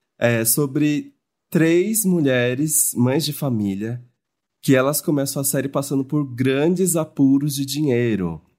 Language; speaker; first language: Portuguese; native; Portuguese